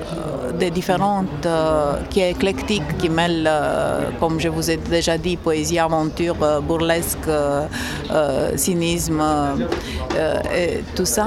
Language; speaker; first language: French; non-native, fluent; Romanian